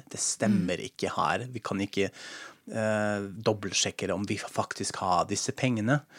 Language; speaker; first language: Norwegian; non-native, fluent; German